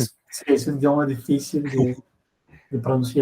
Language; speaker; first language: Spanish; non-native, fluent; Portuguese